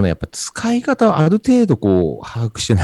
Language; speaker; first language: Japanese; native; Japanese